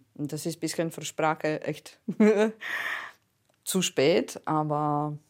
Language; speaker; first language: German; non-native, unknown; Slovak